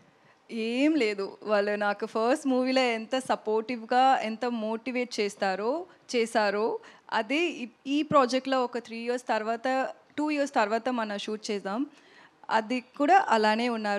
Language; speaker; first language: Telugu; non-native, learner; Tamil